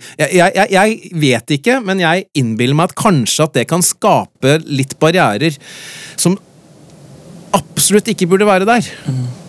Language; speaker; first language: Norwegian; native; Norwegian